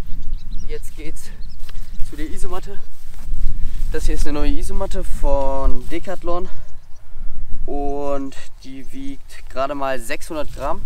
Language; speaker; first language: German; native; German